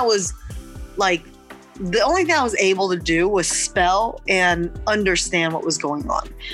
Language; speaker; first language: English; early bilingual, other home language; Chinese